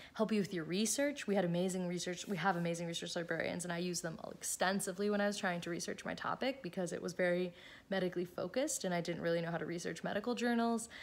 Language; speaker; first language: English; native; English